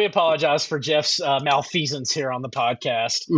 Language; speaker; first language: English; native; English